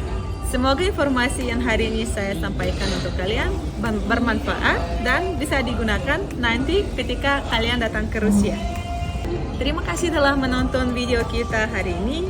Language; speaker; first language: Indonesian; non-native, fluent; Russian